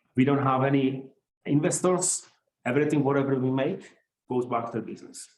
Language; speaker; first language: English; non-native, fluent; Czech